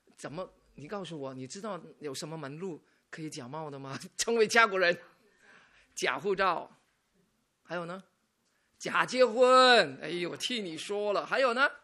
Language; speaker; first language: Chinese; non-native, local second language; Cantonese